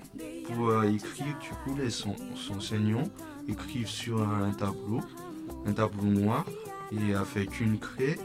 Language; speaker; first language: French; non-native, local second language; Malagasy